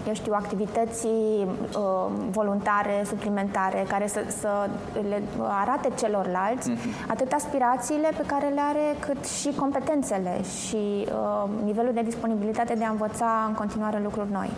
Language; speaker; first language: Romanian; native; Romanian